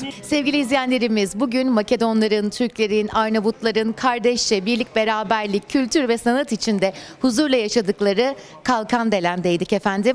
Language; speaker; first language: Turkish; native; Turkish